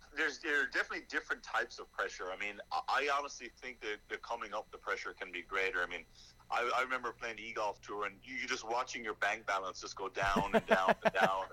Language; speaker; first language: English; native; English